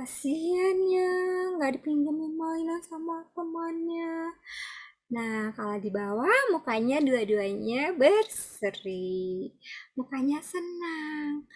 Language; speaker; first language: Indonesian; native; Indonesian